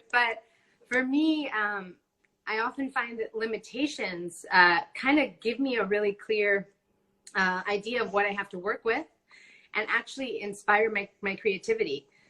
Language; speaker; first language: English; non-native, fluent; Spanish